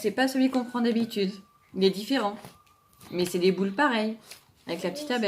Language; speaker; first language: French; native; French